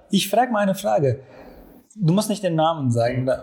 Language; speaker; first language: German; non-native, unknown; Turkish